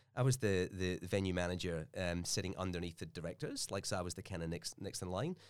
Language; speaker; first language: English; native; English